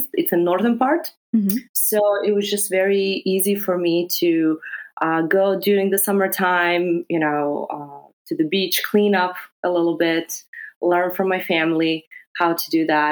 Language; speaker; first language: English; non-native, fluent; Greek